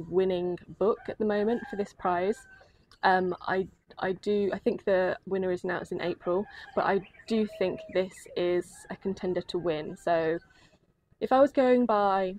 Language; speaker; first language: English; native; English